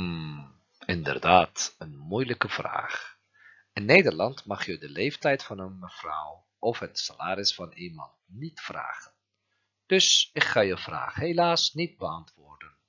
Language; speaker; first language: Dutch; non-native, fluent; Turkish